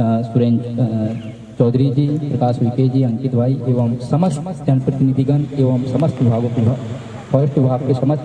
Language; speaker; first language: Hindi; native; Hindi